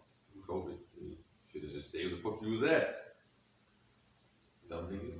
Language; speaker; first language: English; native; English